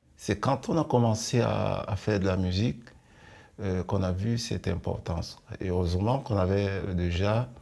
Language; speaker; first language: French; non-native, local second language; Duala